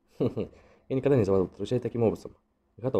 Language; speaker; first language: Russian; native; Russian